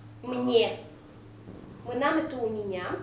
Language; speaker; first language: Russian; native; Russian